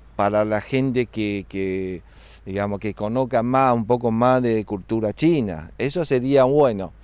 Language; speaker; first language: Spanish; non-native, fluent; Chinese